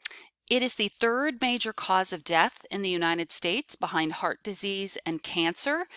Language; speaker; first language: English; native; English